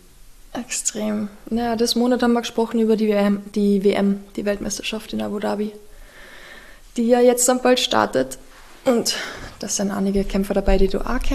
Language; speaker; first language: German; native; German